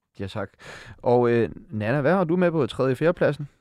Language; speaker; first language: Danish; native; Danish